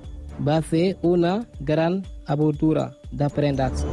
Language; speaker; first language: Catalan; non-native, learner; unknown